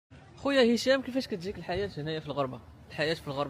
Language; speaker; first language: Arabic; native; Arabic